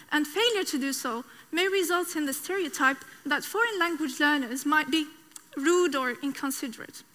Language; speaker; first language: English; non-native, fluent; Arabic